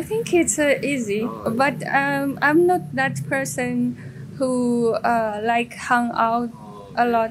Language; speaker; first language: English; non-native, fluent; Chinese